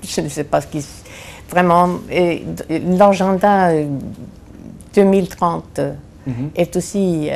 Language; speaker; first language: French; non-native, fluent; Swedish